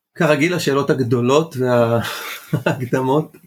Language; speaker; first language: Hebrew; early bilingual, other home language; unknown